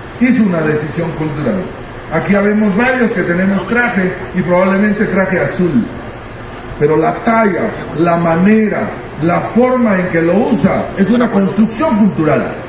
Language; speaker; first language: Spanish; non-native, local second language; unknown